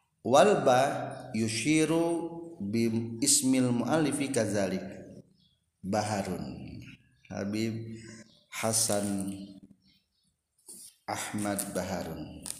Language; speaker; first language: Arabic; non-native, fluent; Indonesian